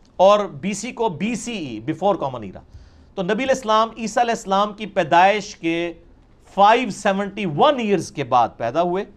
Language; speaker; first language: Urdu; native; Urdu